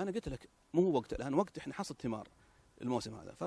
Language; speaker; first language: Arabic; native; Arabic